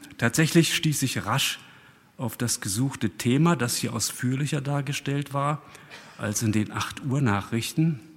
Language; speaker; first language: German; early bilingual, other home language; Russian